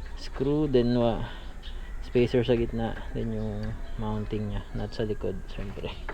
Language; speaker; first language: Filipino; native; Filipino